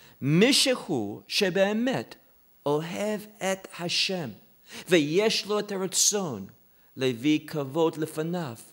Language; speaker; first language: Hebrew; non-native, fluent; English